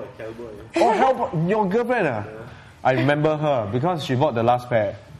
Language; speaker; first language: English; non-native, local second language; Chinese